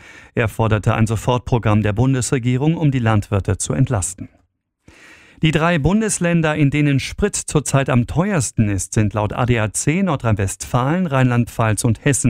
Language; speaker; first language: German; native; German